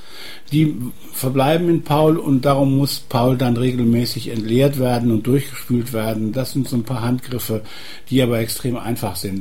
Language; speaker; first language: German; native; German